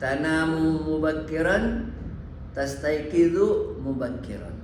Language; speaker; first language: Arabic; non-native, fluent; Malay